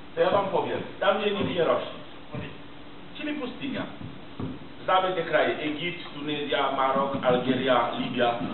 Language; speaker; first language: Polish; non-native, fluent; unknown